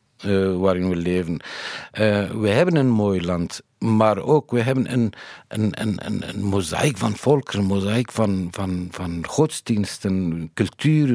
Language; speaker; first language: Dutch; non-native, fluent; Kurdish